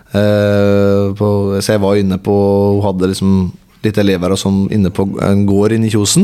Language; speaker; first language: Norwegian; native; Norwegian